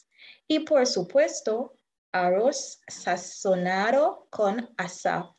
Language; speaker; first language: Spanish; non-native, fluent; English